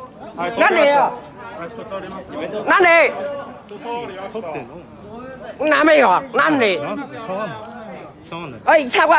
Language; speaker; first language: Japanese; non-native, learner; Vietnamese